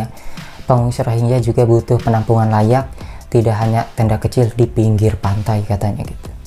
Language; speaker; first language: Indonesian; native; Indonesian